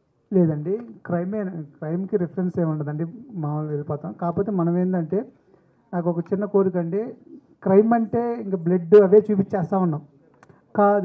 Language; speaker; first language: Telugu; native; Telugu